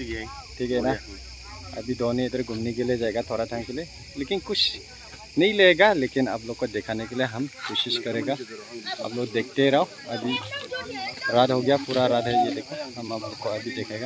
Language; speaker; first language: Hindi; non-native, local second language; Bodo